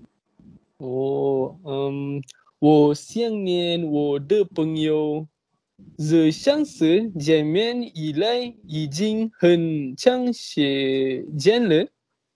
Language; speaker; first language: Chinese; non-native, learner; Malay